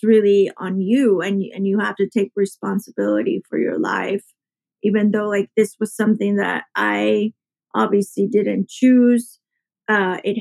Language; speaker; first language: English; early bilingual, other home language; Spanish